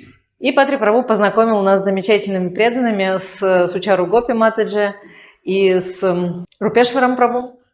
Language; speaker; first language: Russian; native; Russian